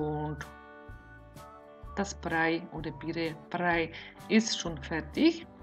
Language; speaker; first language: German; non-native, fluent; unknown